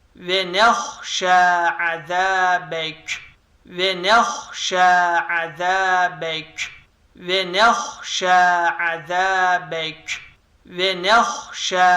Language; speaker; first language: Arabic; non-native, fluent; Turkish